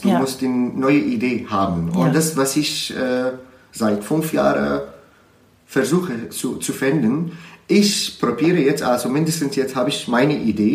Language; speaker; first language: German; non-native, learner; Arabic